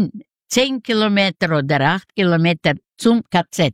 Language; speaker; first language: German; non-native, learner; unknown